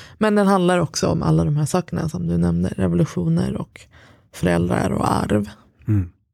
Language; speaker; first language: Swedish; early bilingual, other home language; Persian